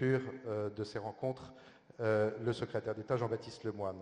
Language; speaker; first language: French; native; French